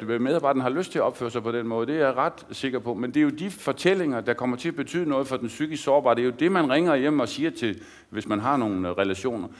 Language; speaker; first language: Danish; native; Danish